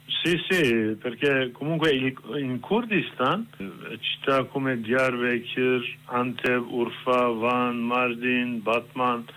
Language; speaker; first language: Italian; non-native, learner; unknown